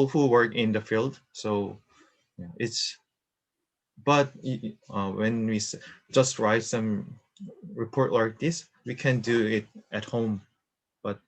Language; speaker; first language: English; non-native, learner; Korean